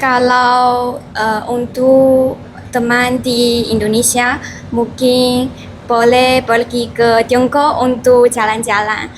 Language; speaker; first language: Indonesian; non-native, learner; Chinese